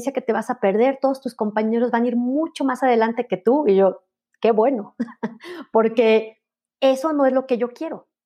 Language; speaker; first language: Spanish; native; Spanish